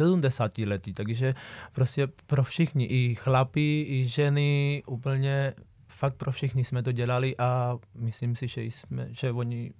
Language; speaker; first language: Czech; non-native, fluent; Spanish